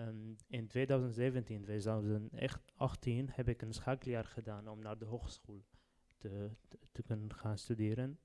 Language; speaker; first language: Dutch; non-native, learner; Arabic